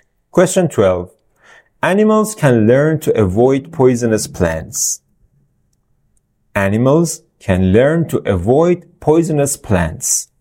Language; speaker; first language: English; non-native, fluent; Persian